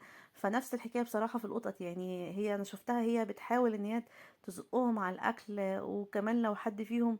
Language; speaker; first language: Arabic; native; Arabic